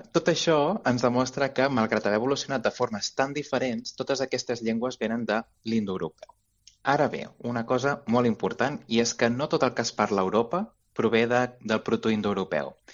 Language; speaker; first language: Catalan; native; Catalan